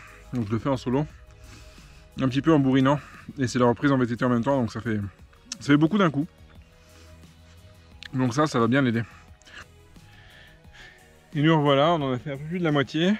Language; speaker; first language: French; native; French